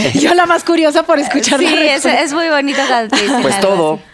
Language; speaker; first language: Spanish; non-native, fluent; Russian